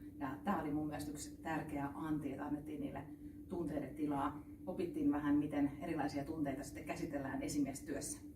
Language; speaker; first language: Finnish; native; Finnish